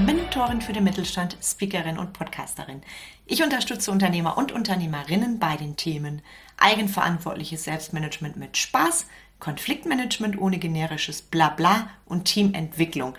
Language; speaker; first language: German; native; German